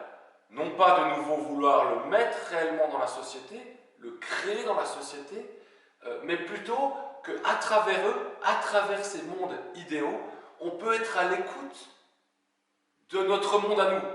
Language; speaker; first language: French; native; French